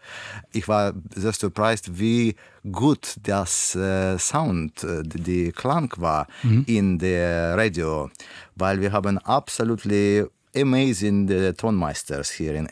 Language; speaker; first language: German; non-native, learner; Russian